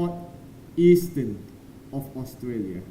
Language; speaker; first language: English; non-native, learner; Thai